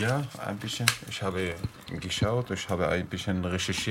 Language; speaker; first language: German; non-native, learner; Arabic